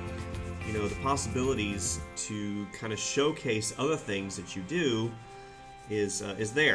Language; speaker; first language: English; native; English